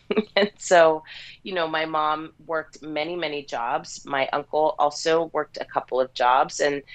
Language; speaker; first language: English; native; English